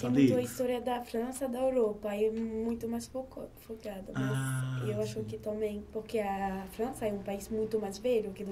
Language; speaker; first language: Portuguese; non-native, learner; French